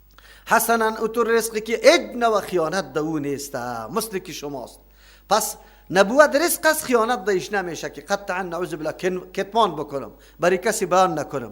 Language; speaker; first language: Persian; native; Persian